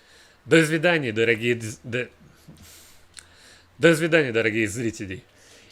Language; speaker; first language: Russian; non-native, learner; Portuguese